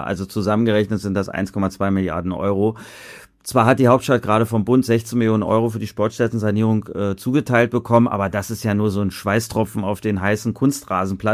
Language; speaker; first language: German; native; German